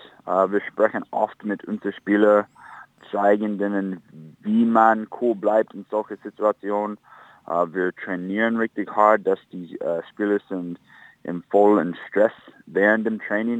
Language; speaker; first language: German; non-native, fluent; English